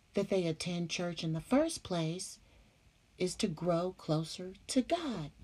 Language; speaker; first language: English; native; English